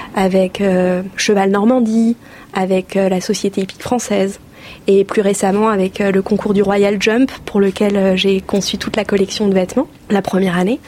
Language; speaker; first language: French; native; French